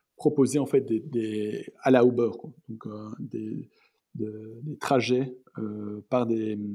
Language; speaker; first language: French; native; French